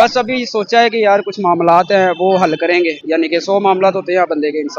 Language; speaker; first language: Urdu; non-native, local second language; Punjabi